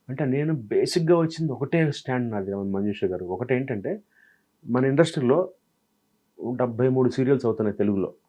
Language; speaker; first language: Telugu; native; Telugu